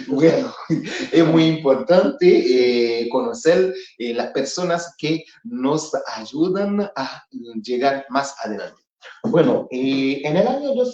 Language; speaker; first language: Spanish; non-native, fluent; Haitian Creole